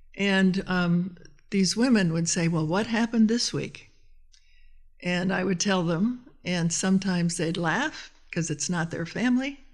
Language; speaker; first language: English; native; English